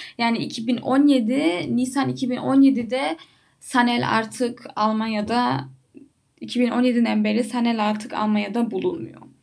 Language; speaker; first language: Turkish; early bilingual, heritage; Turkish